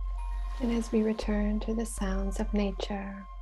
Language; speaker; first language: English; native; English